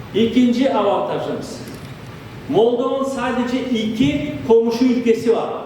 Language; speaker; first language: Turkish; non-native, fluent; Romanian